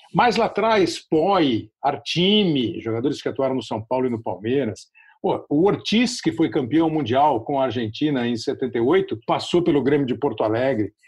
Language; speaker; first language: Portuguese; native; Portuguese